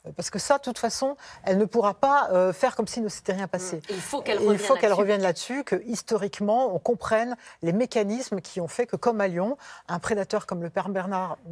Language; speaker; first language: French; native; French